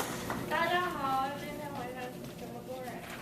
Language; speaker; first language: Chinese; non-native, learner; English